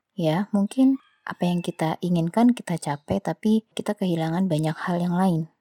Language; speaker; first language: Indonesian; non-native, local second language; Javanese